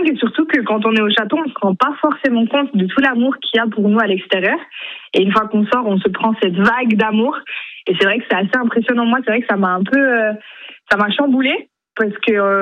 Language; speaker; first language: French; native; French